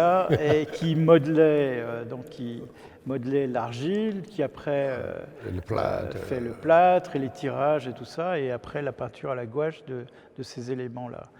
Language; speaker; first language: French; native; French